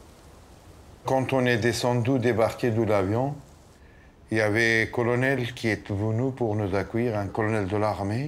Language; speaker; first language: French; non-native, fluent; Persian